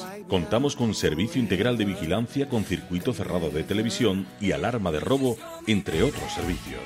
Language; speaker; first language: Spanish; native; Spanish